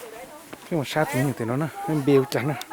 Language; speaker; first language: Vietnamese; non-native, local second language; Hmong